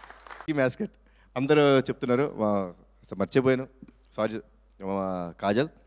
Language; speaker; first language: Telugu; native; Telugu